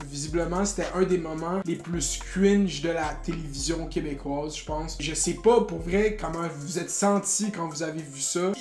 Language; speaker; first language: French; native; French